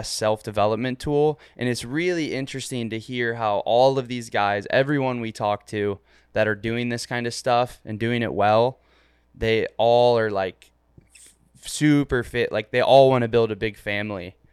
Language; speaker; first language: English; native; English